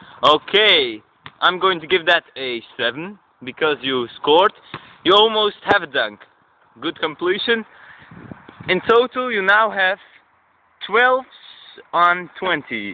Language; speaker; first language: English; non-native, learner; Dutch